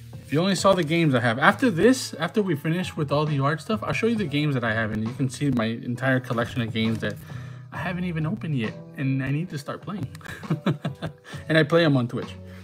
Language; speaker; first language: English; early bilingual, other home language; Spanish